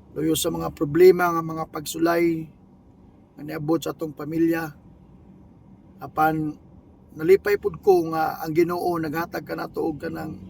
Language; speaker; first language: Cebuano; non-native, local second language; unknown